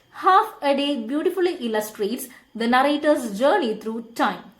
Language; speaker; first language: English; non-native, local second language; Malayalam